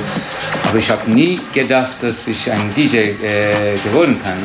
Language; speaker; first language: German; non-native, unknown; Turkish